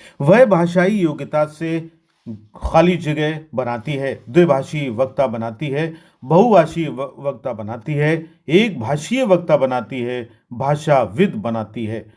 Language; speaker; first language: Hindi; native; Hindi